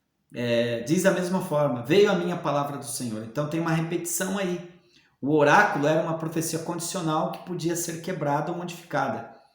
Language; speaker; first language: Portuguese; native; Portuguese